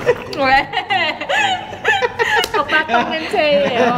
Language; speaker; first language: Korean; non-native, learner; Vietnamese